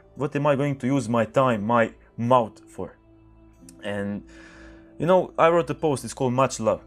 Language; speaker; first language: English; non-native, fluent; Croatian